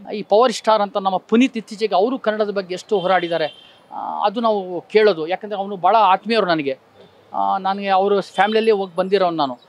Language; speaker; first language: Kannada; non-native, local second language; Urdu